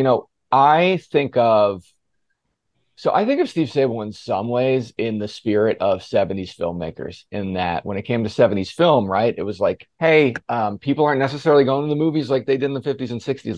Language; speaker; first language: English; native; English